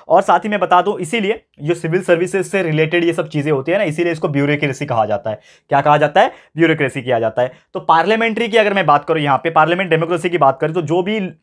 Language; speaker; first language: Hindi; native; Hindi